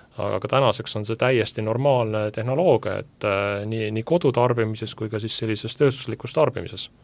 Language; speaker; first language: Estonian; native; Estonian